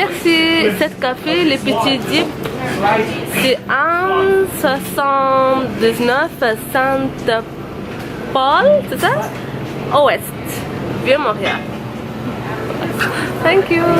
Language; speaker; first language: French; non-native, learner; Arabic